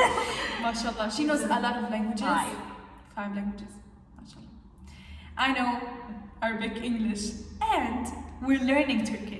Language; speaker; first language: English; non-native, fluent; Arabic